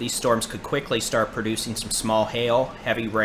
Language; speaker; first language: English; native; English